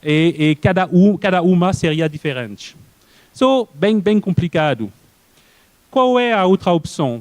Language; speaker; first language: Portuguese; non-native, fluent; French